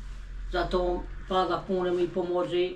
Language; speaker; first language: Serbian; non-native, local second language; Albanian